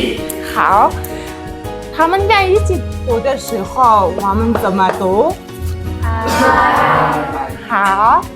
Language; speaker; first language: Chinese; non-native, learner; Mongolian